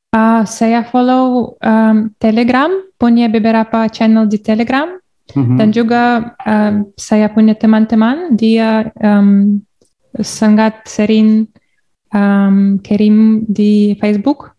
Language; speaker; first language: Indonesian; non-native, learner; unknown